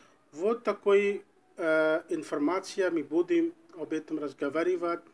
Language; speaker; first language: Russian; non-native, learner; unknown